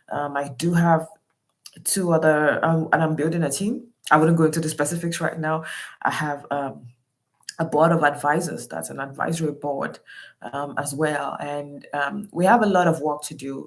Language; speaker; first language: English; non-native, local second language; Yoruba